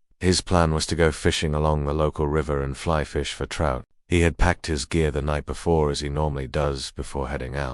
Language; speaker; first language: English; native; English